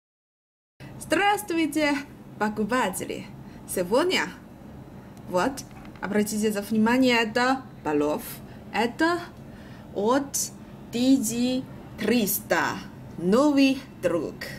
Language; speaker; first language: Russian; non-native, learner; Chinese